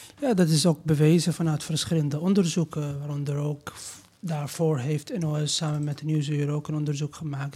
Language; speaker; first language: Dutch; non-native, learner; Persian